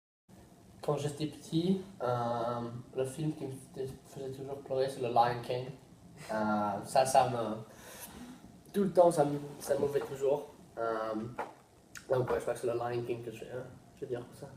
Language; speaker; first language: French; early bilingual, heritage; Swedish